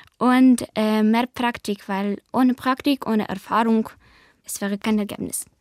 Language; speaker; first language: German; non-native, learner; Ukrainian